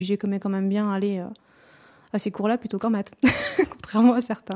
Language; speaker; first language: French; native; French